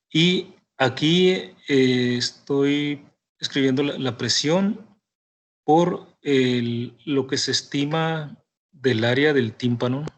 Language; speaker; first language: Spanish; native; Spanish